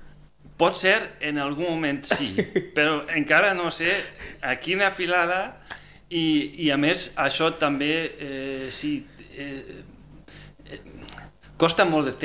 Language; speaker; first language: Catalan; non-native, fluent; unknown